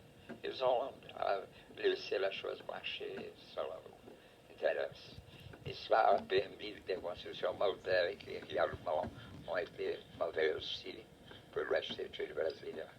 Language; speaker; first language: French; non-native, fluent; Portuguese